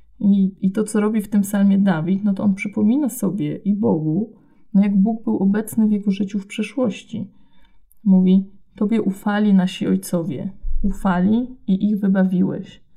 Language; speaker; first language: Polish; native; Polish